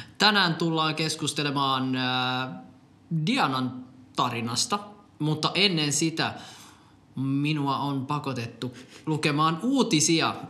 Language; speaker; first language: Finnish; non-native, local second language; Swedish